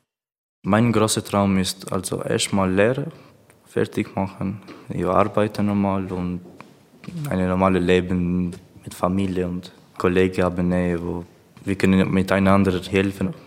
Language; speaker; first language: German; non-native, learner; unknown